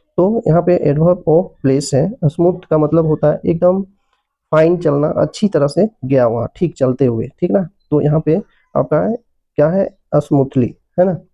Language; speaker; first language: Hindi; native; Hindi